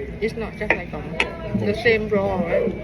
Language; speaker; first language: English; non-native, learner; Thai